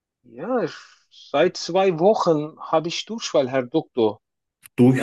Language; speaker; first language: German; non-native, learner; Turkish